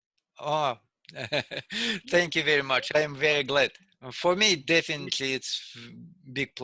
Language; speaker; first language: English; non-native, learner; Russian